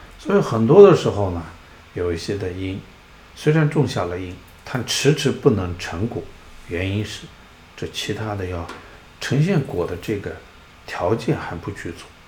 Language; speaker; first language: Chinese; non-native, local second language; Tibetan